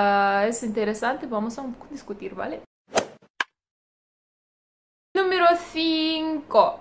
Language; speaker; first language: Spanish; non-native, learner; Russian